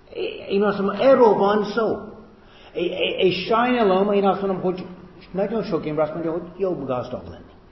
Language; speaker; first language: Hungarian; non-native, fluent; English